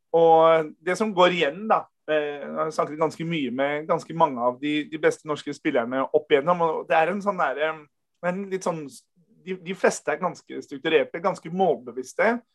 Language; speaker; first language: Norwegian; native; Norwegian